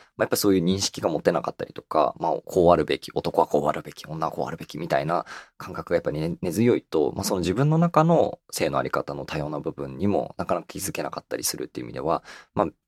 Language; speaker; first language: Japanese; native; Japanese